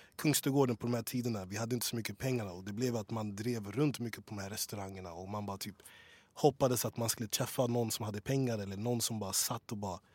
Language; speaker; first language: Swedish; early bilingual, other home language; English